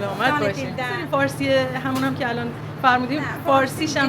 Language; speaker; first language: Persian; native; Persian